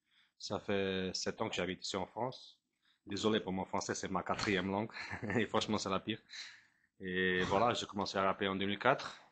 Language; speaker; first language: French; non-native, fluent; Portuguese